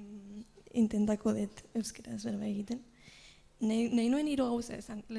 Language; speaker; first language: Basque; non-native, local second language; Spanish